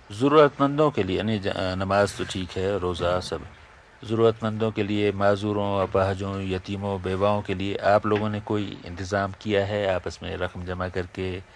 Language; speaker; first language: Urdu; native; Urdu